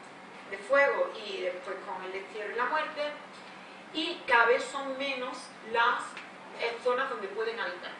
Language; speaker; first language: Spanish; native; Spanish